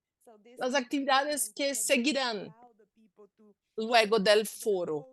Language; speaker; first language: Spanish; non-native, fluent; Portuguese